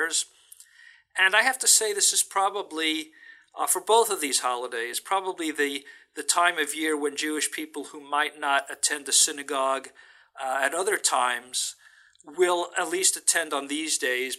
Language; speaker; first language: English; native; English